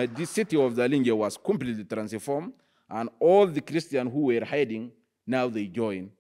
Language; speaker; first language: English; non-native, fluent; Arabic